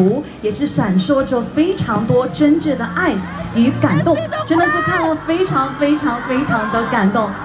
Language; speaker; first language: Chinese; native; Chinese